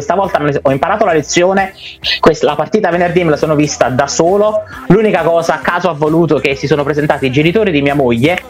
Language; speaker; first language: Italian; native; Italian